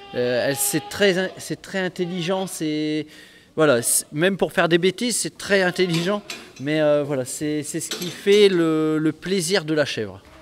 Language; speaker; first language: French; native; French